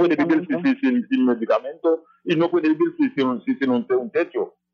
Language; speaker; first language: Spanish; non-native, fluent; Haitian Creole